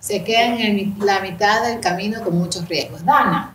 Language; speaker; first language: Spanish; native; Spanish